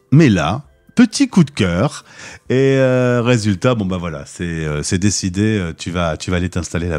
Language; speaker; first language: French; native; French